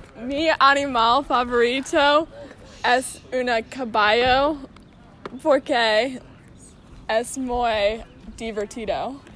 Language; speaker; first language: Spanish; non-native, learner; English